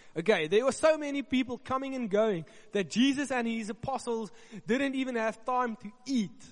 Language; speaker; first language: English; non-native, local second language; Afrikaans